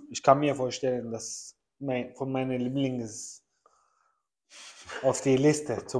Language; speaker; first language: German; non-native, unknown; Arabic